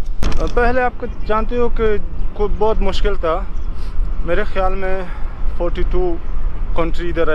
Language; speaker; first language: Hindi; non-native, learner; Pashto